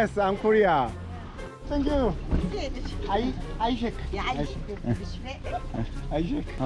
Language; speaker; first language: English; non-native, learner; Korean